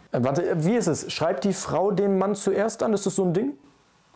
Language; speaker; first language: German; native; German